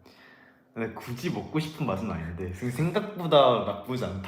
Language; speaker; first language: Korean; native; Korean